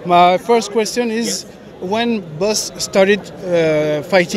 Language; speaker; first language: English; non-native, learner; French